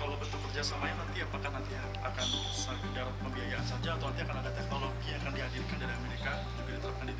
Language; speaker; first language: Indonesian; native; Indonesian